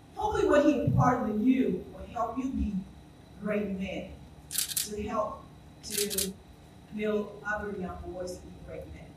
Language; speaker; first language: English; native; English